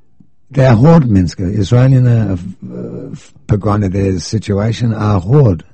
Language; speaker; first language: Danish; non-native, fluent; English